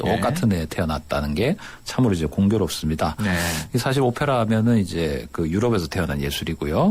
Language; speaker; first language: Korean; native; Korean